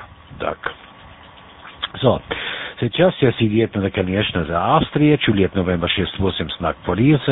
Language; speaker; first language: Russian; non-native, learner; German